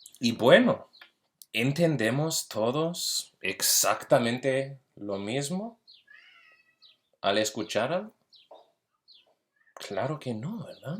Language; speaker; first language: Spanish; early bilingual, heritage; Spanish